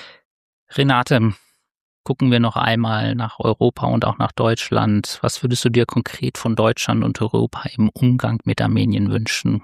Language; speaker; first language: German; native; German